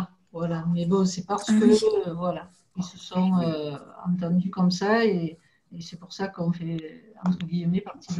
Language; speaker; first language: French; native; French